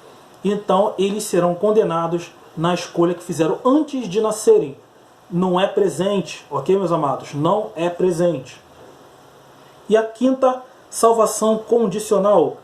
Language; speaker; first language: Portuguese; native; Portuguese